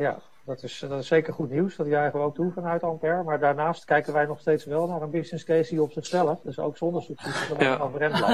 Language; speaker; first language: Dutch; native; Dutch